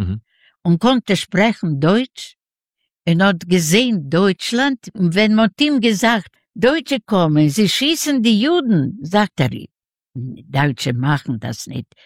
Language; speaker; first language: German; non-native, learner; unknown